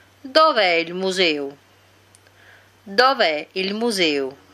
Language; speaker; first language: Italian; non-native, fluent; Portuguese